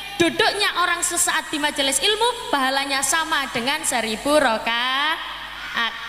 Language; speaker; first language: Indonesian; non-native, local second language; Javanese